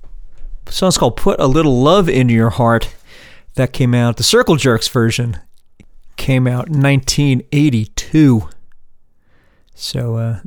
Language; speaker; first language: English; native; English